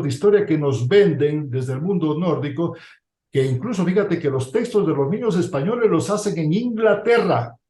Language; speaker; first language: Spanish; native; Spanish